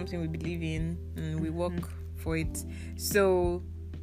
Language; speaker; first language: English; non-native, local second language; Yoruba